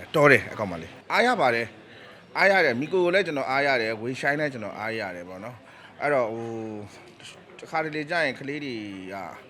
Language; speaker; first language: Burmese; non-native, local second language; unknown